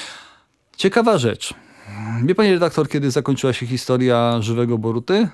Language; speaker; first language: Polish; native; Polish